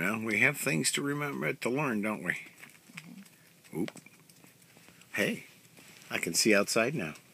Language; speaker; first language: English; native; English